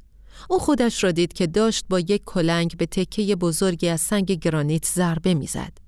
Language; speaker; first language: Persian; native; Persian